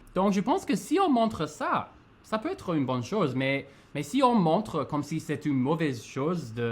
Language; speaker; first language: French; non-native, fluent; English